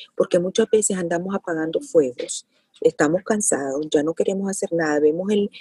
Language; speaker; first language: Spanish; native; Spanish